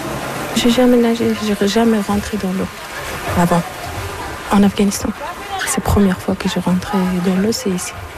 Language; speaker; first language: French; non-native, learner; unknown